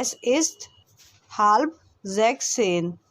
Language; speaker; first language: German; non-native, learner; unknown